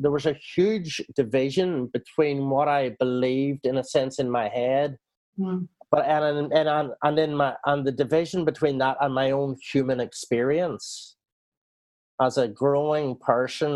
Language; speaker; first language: English; native; English